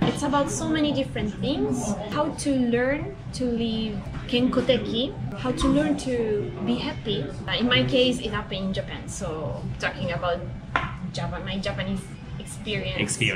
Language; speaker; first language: English; non-native, fluent; Italian